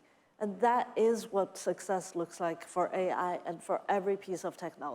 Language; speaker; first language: English; non-native, fluent; Chinese